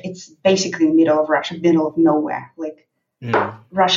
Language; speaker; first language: English; non-native, fluent; Russian